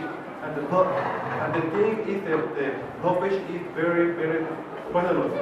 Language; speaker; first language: English; non-native, learner; Spanish